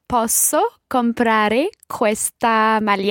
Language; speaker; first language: Italian; non-native, learner; English